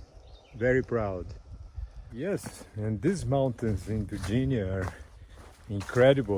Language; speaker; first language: English; non-native, fluent; Portuguese